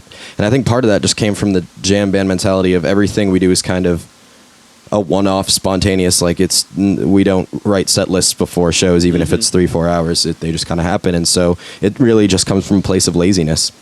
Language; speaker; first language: English; native; English